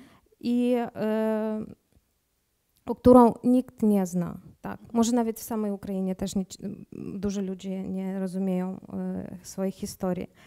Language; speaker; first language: Polish; non-native, learner; Ukrainian